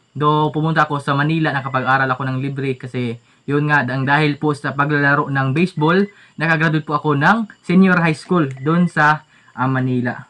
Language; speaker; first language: Filipino; native; Filipino